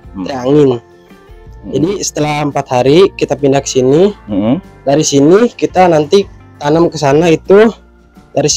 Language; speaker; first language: Indonesian; native; Indonesian